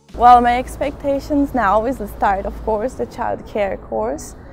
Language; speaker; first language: English; non-native, fluent; Portuguese